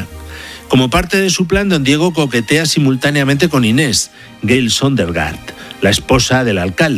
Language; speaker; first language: Spanish; native; Spanish